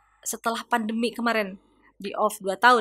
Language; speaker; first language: Indonesian; native; Indonesian